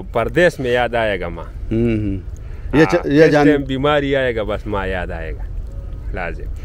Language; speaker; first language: Hindi; non-native, local second language; Pashto